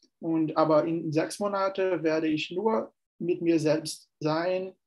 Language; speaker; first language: German; non-native, learner; Portuguese